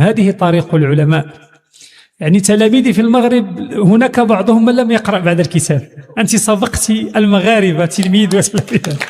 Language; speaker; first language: Arabic; native; Arabic